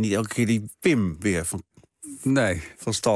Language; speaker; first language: Dutch; native; Dutch